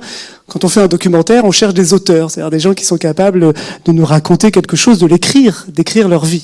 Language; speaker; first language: French; native; French